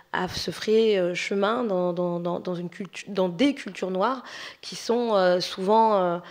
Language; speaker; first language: French; native; French